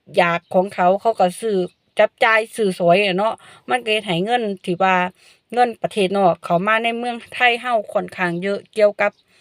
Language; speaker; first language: Thai; non-native, local second language; Northeastern Thai